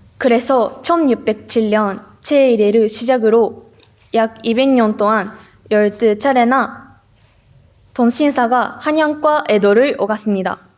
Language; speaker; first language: Korean; non-native, learner; Japanese